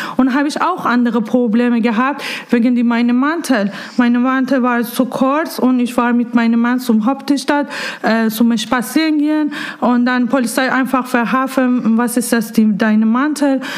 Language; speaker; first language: German; non-native, learner; Persian